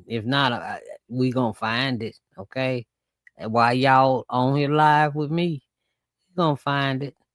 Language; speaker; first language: English; native; English